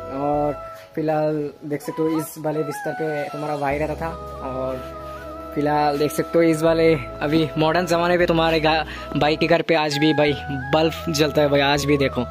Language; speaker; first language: Hindi; non-native, local second language; Bangla